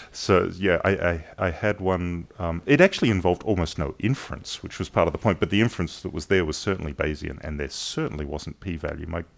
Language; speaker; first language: English; native; English